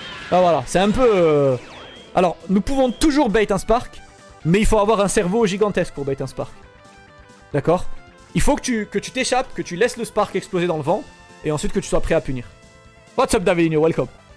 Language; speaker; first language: French; native; French